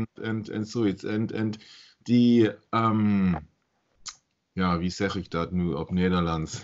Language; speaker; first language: Dutch; non-native, learner; German